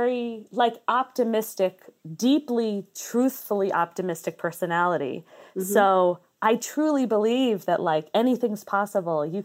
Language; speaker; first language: English; native; English